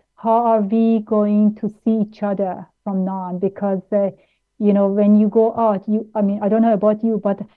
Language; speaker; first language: English; non-native, fluent; German